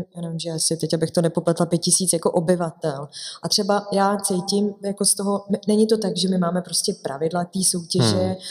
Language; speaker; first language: Czech; native; Czech